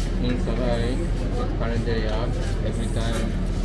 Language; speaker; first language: English; non-native, learner; Japanese